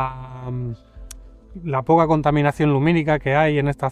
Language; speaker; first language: Spanish; native; Spanish